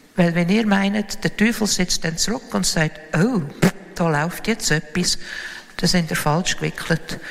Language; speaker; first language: German; native; German